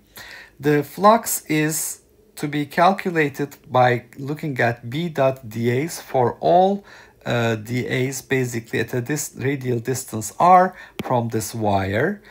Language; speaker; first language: English; non-native, fluent; Turkish